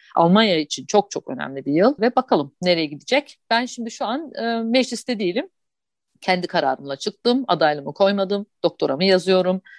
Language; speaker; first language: Turkish; early bilingual, heritage; Turkish